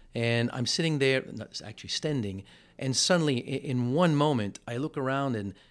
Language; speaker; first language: English; non-native, fluent; French